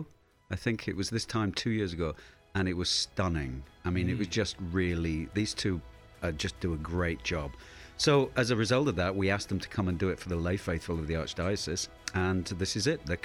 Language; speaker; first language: English; native; English